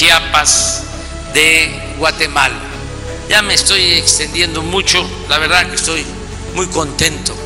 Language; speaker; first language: Spanish; native; Spanish